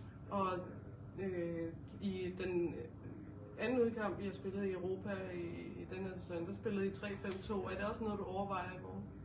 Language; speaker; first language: Danish; native; Danish